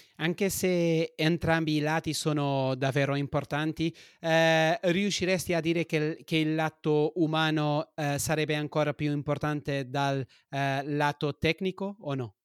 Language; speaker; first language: Italian; non-native, fluent; Portuguese